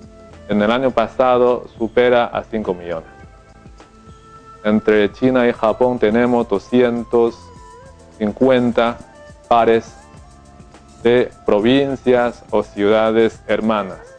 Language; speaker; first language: Spanish; non-native, fluent; Chinese